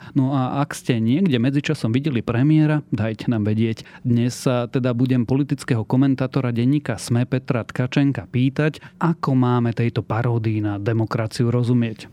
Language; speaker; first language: Slovak; native; Slovak